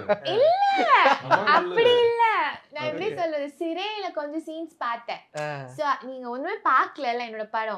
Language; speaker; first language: Tamil; non-native, local second language; Malayalam